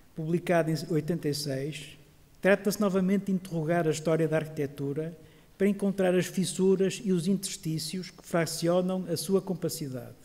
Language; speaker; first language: Portuguese; native; Portuguese